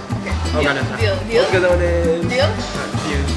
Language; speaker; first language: Japanese; native; Japanese